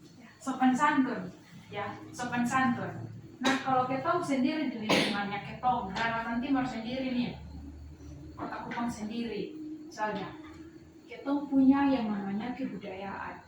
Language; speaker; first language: Indonesian; native; Indonesian